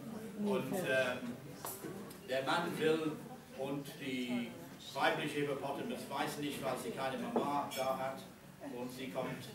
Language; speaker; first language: German; non-native, fluent; English